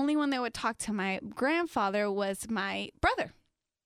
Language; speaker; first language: English; non-native, fluent; Spanish